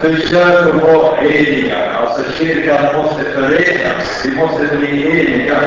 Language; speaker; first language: Swedish; non-native, fluent; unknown